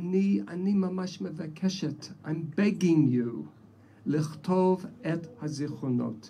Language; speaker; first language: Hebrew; non-native, fluent; English